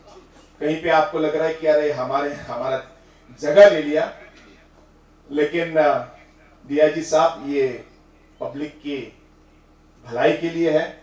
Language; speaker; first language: Hindi; non-native, local second language; Garo